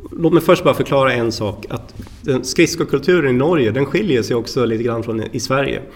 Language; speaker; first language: Swedish; native; Swedish